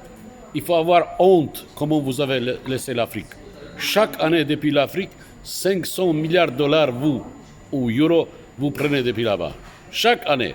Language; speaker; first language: French; non-native, fluent; Turkish